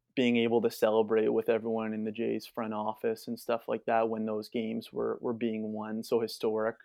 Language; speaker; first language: English; native; English